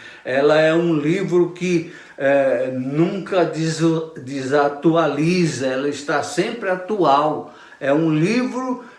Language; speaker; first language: Portuguese; native; Portuguese